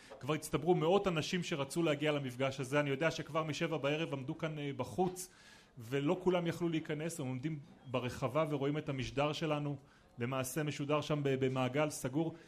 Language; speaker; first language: Hebrew; native; Hebrew